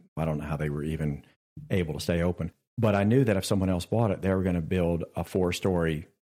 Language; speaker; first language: English; native; English